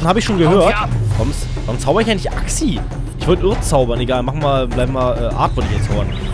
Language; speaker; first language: German; native; German